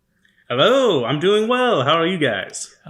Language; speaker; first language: English; native; English